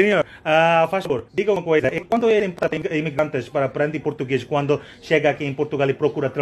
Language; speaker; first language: Portuguese; non-native, learner; Bangla